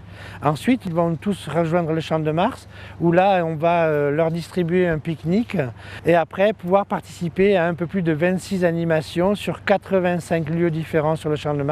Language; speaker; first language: French; native; French